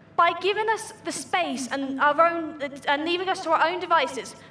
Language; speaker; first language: English; native; English